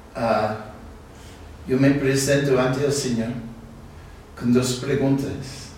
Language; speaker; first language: Spanish; non-native, fluent; English